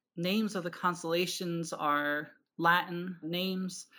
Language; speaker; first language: English; native; English